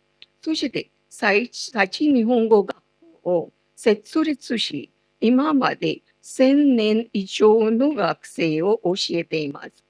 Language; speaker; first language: Japanese; non-native, fluent; Marathi